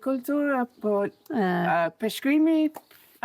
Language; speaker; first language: Albanian; non-native, learner; English